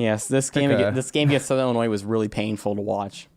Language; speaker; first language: English; native; English